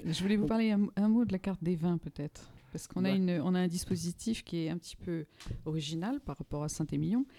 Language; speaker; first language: French; native; French